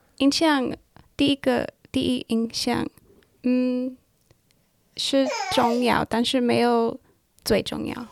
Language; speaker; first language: Chinese; non-native, learner; English